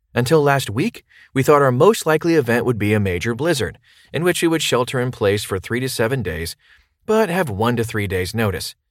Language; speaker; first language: English; native; English